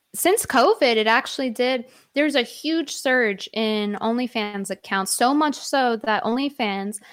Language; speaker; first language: English; native; English